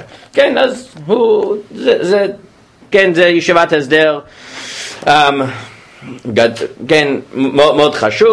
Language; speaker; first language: Hebrew; non-native, fluent; English